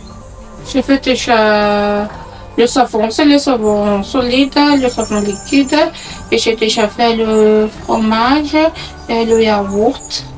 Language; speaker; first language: French; non-native, local second language; Malagasy